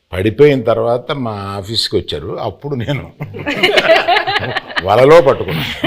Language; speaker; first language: Telugu; native; Telugu